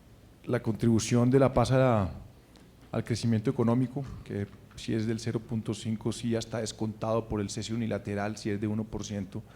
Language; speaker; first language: Spanish; native; Spanish